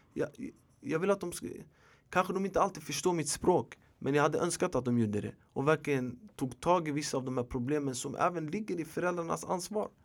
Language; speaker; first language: Swedish; early bilingual, other home language; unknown